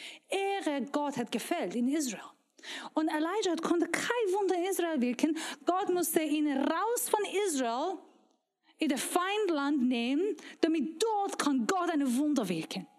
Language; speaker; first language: German; non-native, learner; Persian